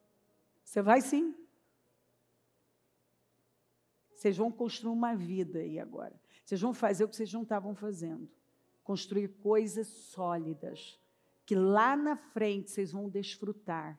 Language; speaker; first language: Portuguese; native; Portuguese